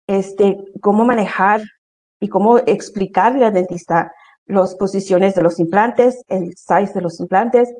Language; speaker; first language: Spanish; early bilingual, heritage; Spanish